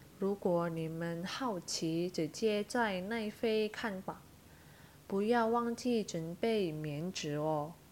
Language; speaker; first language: Chinese; non-native, fluent; Indonesian